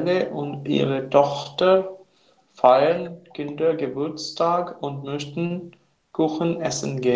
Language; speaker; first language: German; non-native, learner; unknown